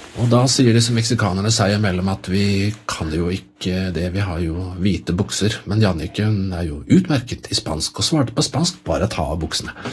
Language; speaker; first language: Norwegian; native; Norwegian